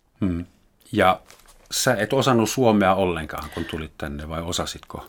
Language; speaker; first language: Finnish; non-native, fluent; German